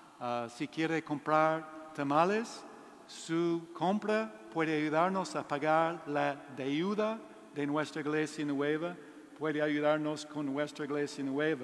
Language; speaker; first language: Spanish; non-native, learner; English